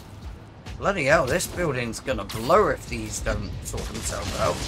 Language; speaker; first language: English; native; English